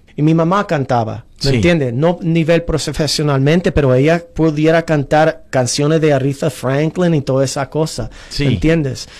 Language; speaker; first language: Spanish; early bilingual, heritage; Spanish